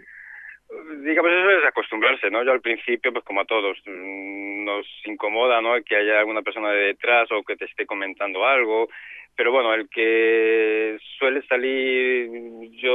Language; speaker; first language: Spanish; native; Spanish